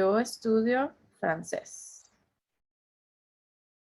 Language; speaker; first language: Spanish; non-native, fluent; English